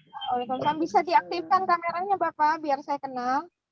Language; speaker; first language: Indonesian; native; Indonesian